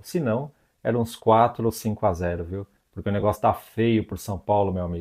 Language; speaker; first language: Portuguese; native; Portuguese